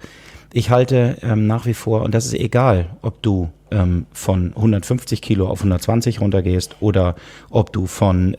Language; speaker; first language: German; native; German